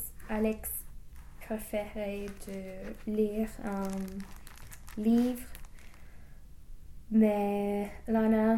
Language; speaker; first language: French; non-native, learner; English